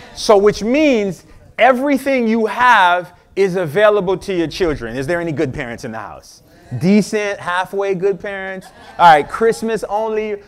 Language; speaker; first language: English; native; English